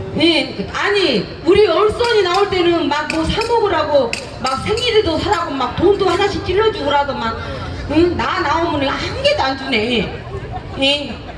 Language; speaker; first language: Korean; non-native, fluent; Thai